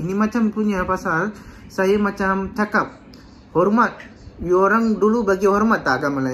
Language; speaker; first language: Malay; non-native, local second language; Tamil